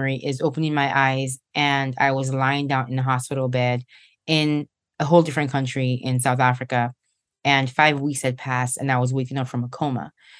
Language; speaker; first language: English; non-native, local second language; Igbo